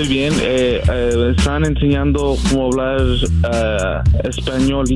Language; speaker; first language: Spanish; non-native, learner; English